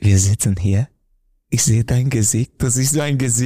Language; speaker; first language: German; non-native, fluent; Romanian